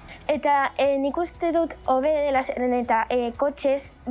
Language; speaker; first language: Basque; non-native, local second language; Spanish